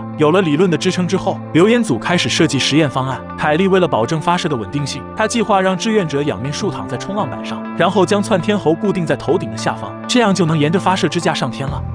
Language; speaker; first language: Chinese; native; Chinese